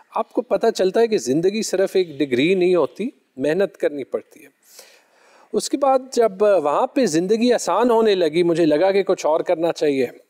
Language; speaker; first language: Urdu; non-native, local second language; Pashto